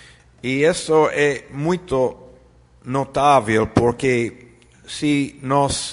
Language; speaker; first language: Portuguese; non-native, fluent; Spanish